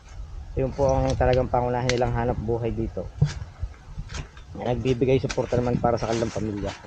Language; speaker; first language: Filipino; native; Filipino